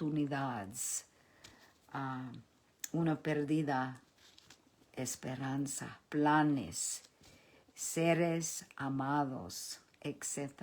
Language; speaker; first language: Spanish; early bilingual, heritage; Spanish